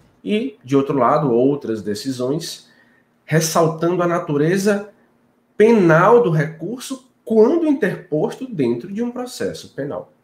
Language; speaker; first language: Portuguese; native; Portuguese